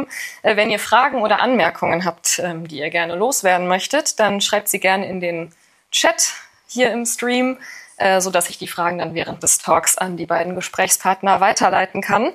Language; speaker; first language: German; native; German